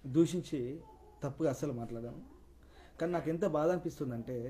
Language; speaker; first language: Telugu; native; Telugu